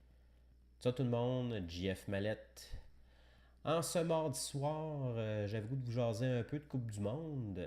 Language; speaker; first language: French; native; French